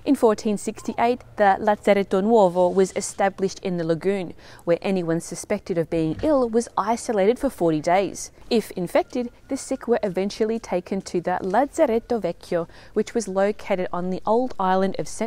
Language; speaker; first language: English; native; English